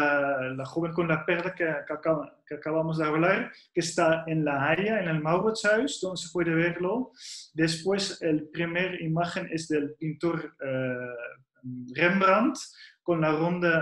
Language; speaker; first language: Spanish; non-native, fluent; Dutch